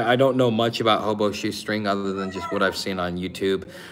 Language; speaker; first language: English; native; English